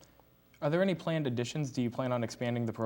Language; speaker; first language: English; native; English